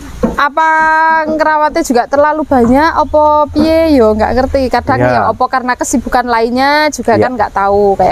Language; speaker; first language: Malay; non-native, local second language; Javanese